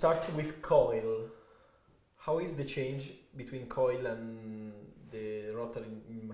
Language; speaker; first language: English; non-native, fluent; Italian